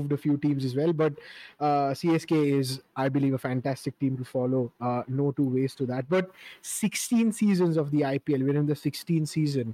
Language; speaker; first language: English; non-native, local second language; Hindi